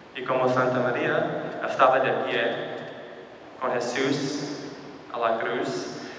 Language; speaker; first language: Spanish; non-native, fluent; English